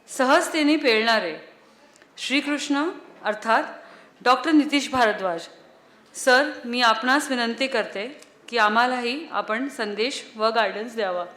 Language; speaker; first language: Marathi; native; Marathi